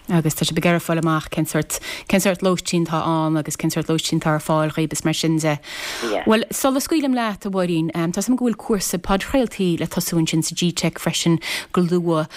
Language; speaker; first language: Irish; native; Irish